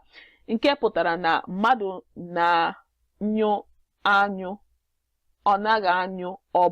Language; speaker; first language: Igbo; non-native, learner; English